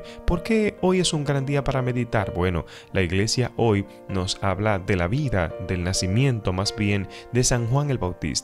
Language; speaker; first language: Spanish; native; Spanish